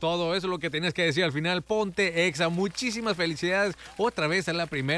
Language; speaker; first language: Spanish; native; Spanish